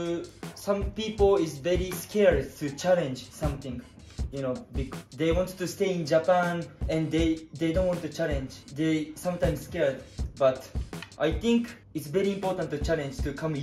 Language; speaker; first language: English; non-native, learner; Japanese